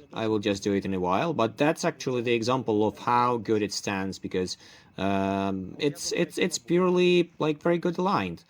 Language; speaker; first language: English; non-native, fluent; Ukrainian